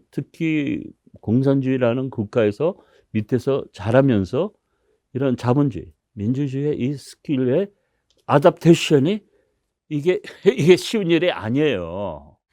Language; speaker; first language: Korean; early bilingual, heritage; Korean